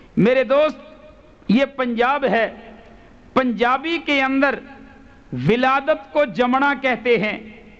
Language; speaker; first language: Urdu; non-native, local second language; Punjabi